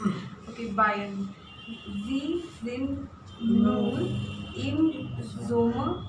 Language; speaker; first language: German; non-native, learner; Marathi